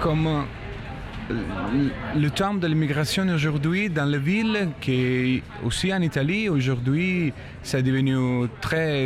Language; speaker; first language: French; non-native, learner; Italian